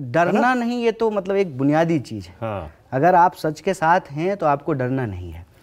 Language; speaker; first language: Hindi; native; Hindi